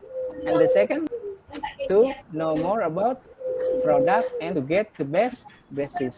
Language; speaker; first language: English; non-native, learner; Indonesian